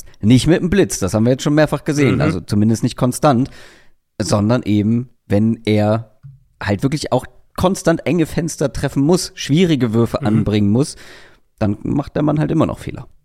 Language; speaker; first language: German; native; German